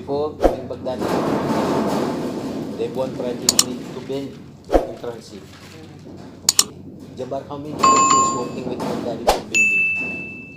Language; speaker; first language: English; non-native, local second language; Filipino